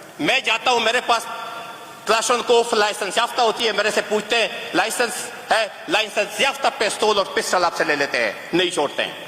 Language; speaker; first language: Urdu; non-native, local second language; Pashto